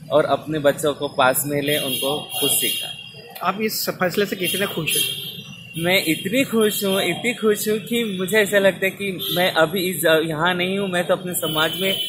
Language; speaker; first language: Hindi; non-native, local second language; Marathi